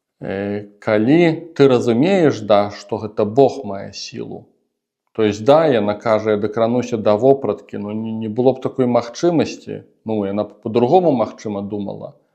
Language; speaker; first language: Belarusian; non-native, local second language; Russian